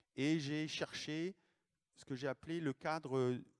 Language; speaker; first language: French; native; French